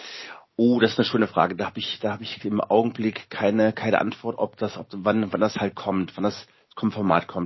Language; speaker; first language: German; native; German